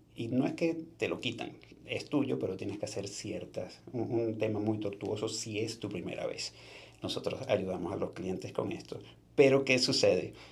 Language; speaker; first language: Spanish; native; Spanish